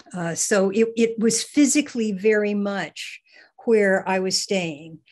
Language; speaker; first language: English; native; English